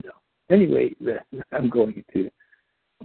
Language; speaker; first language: English; non-native, fluent; Dutch